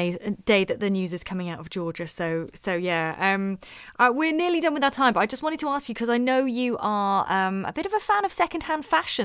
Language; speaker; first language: English; native; English